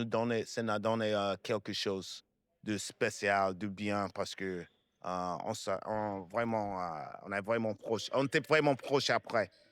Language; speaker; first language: French; non-native, fluent; English